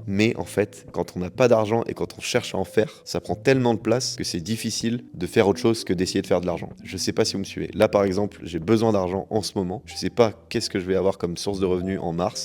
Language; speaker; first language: French; native; French